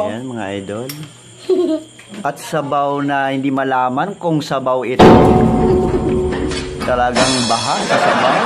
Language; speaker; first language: Filipino; native; Filipino